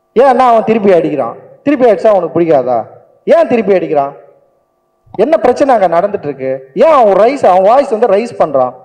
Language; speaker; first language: Tamil; native; Tamil